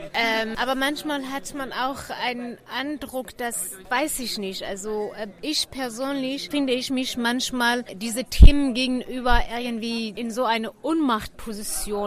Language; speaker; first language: German; non-native, fluent; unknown